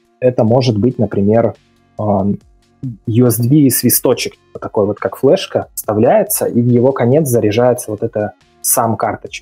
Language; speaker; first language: Russian; native; Russian